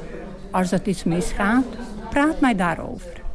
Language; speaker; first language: Dutch; non-native, learner; Bosnian